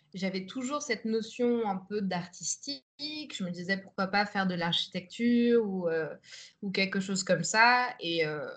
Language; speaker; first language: French; native; French